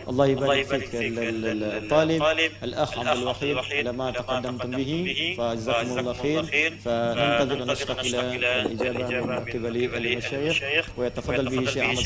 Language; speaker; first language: Arabic; non-native, fluent; Indonesian